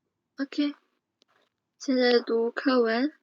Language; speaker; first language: Chinese; non-native, fluent; Indonesian